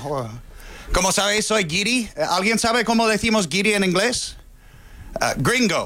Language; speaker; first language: Spanish; non-native, fluent; English